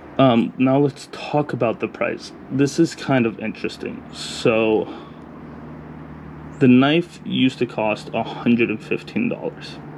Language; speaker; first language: English; native; English